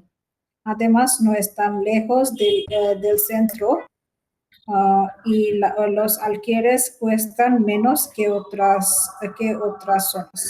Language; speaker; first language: Spanish; non-native, learner; Bangla